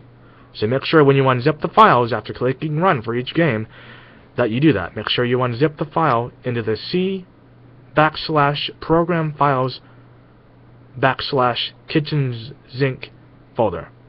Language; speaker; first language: English; native; English